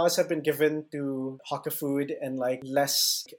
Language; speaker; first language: English; non-native, local second language; Malay